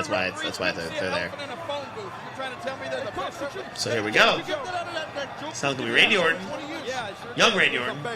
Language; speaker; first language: English; native; English